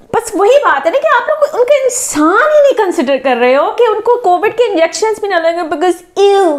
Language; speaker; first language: Urdu; native; Urdu